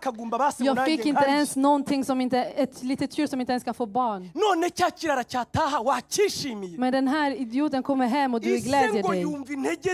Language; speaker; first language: Swedish; early bilingual, other home language; Kinyarwanda